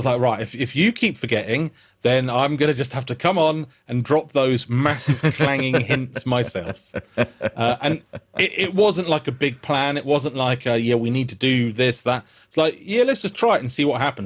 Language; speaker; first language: English; native; English